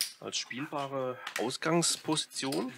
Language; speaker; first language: German; native; German